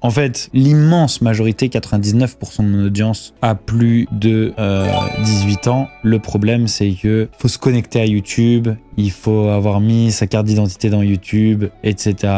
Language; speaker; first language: French; native; French